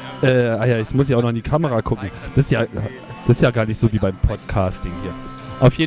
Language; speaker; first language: German; native; German